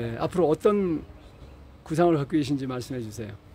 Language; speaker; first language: Korean; native; Korean